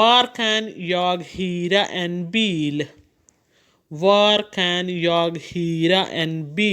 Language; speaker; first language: Swedish; non-native, learner; Urdu